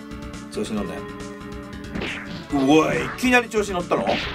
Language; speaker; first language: Japanese; native; Japanese